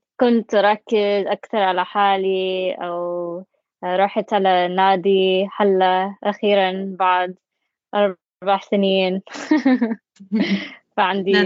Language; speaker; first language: Arabic; non-native, learner; English